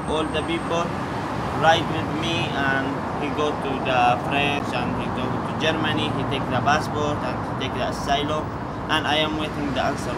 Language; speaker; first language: English; non-native, learner; Arabic